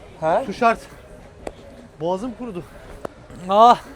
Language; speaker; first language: Turkish; native; Turkish